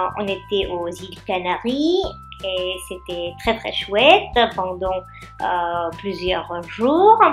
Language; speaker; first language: French; non-native, fluent; Czech